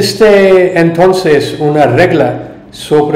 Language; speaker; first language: Spanish; non-native, learner; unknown